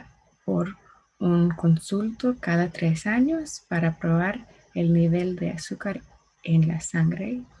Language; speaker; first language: Spanish; non-native, learner; English